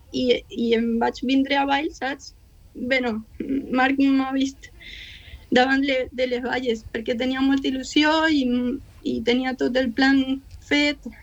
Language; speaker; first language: Catalan; non-native, fluent; Spanish